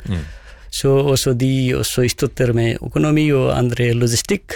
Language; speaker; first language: Norwegian; non-native, fluent; Nepali